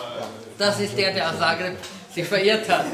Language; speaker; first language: German; non-native, fluent; Slovenian